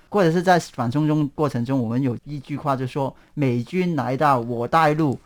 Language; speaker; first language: Chinese; non-native, local second language; Cantonese